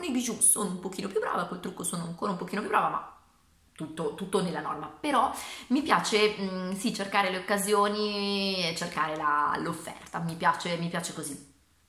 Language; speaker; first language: Italian; native; Italian